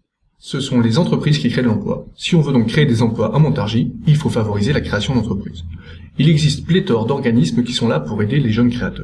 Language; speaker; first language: French; native; French